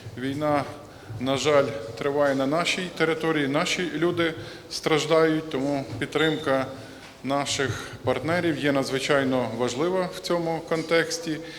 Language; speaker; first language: Ukrainian; native; Ukrainian